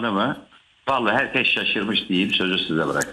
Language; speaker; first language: Turkish; native; Turkish